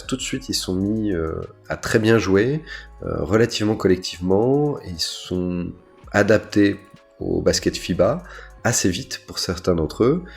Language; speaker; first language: French; native; French